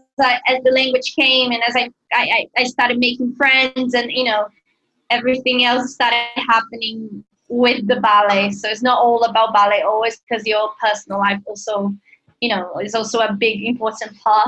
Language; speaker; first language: English; non-native, fluent; Portuguese